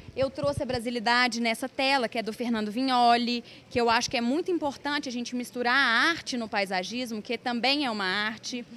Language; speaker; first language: Portuguese; native; Portuguese